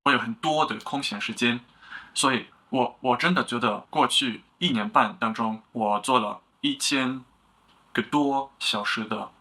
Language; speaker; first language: Chinese; non-native, learner; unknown